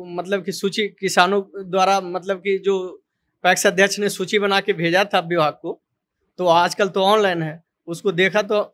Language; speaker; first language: Hindi; native; Hindi